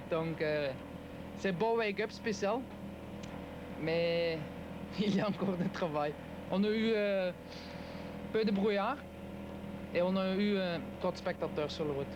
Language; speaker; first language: French; non-native, local second language; Dutch